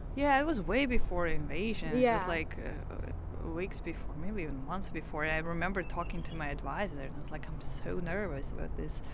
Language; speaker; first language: English; non-native, fluent; Russian